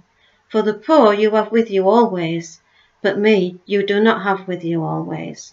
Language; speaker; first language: English; native; English